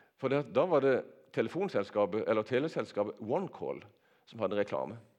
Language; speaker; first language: Norwegian; native; Norwegian